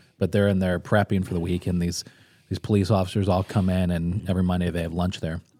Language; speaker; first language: English; native; English